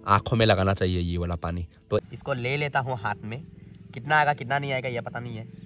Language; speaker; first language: Hindi; non-native, local second language; Assamese